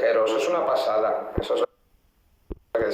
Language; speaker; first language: Spanish; non-native, fluent; Italian